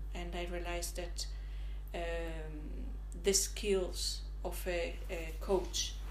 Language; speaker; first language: English; non-native, fluent; Italian